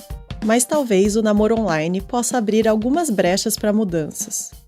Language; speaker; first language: Portuguese; native; Portuguese